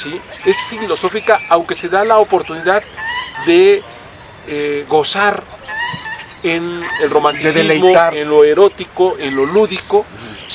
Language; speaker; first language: Spanish; native; Spanish